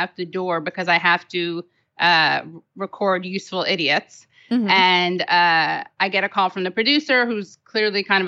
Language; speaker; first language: English; native; English